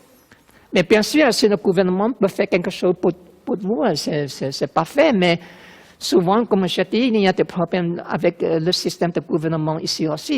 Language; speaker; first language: French; non-native, fluent; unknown